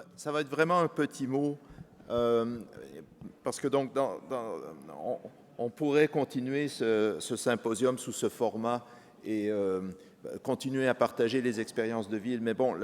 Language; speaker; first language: French; native; French